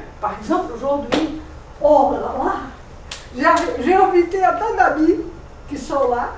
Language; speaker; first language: French; non-native, fluent; Portuguese